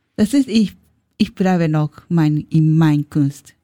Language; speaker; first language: German; non-native, learner; Japanese